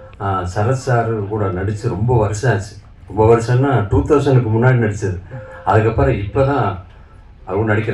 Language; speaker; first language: Tamil; native; Tamil